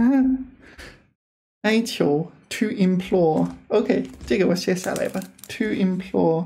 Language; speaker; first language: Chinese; non-native, fluent; English